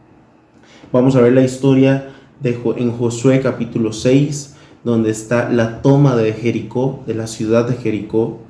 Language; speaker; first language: Spanish; native; Spanish